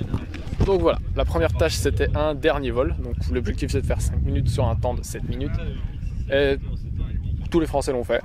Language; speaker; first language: French; native; French